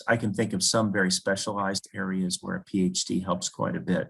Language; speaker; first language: English; native; English